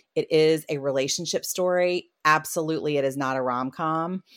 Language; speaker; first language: English; native; English